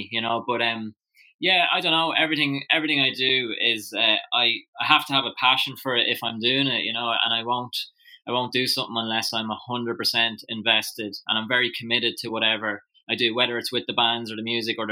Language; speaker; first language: English; native; English